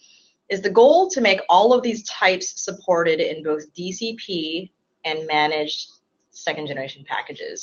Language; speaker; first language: English; native; English